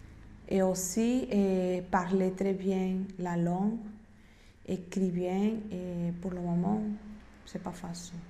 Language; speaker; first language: French; non-native, learner; Spanish